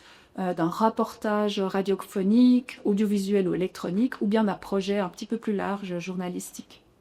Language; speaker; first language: French; native; French